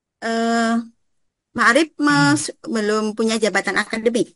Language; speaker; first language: Indonesian; native; Indonesian